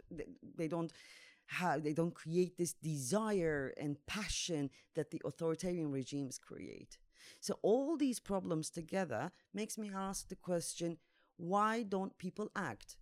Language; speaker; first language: English; non-native, fluent; Turkish